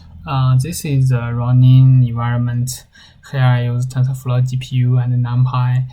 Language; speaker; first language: English; non-native, learner; Chinese